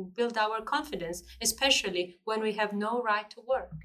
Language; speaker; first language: English; non-native, fluent; Georgian